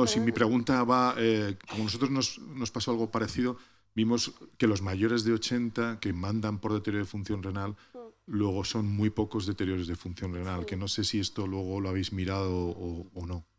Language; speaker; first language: Spanish; native; Spanish